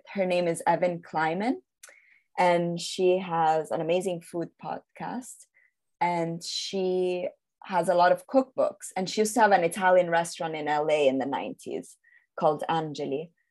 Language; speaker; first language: English; early bilingual, heritage; Italian